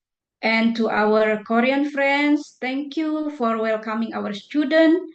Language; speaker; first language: English; non-native, fluent; Indonesian